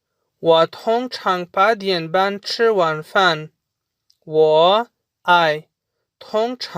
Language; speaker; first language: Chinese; non-native, fluent; Urdu